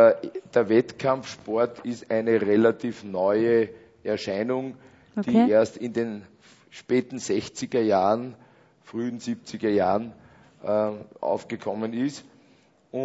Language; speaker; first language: German; native; German